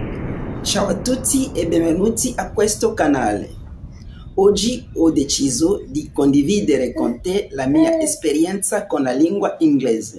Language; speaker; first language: Italian; non-native, learner; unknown